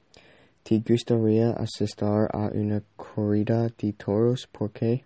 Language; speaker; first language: Spanish; non-native, learner; English